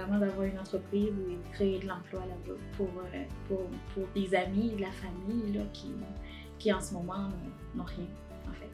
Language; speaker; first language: French; non-native, local second language; Haitian Creole